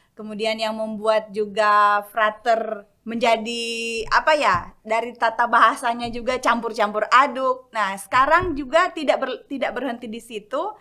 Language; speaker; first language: Indonesian; native; Indonesian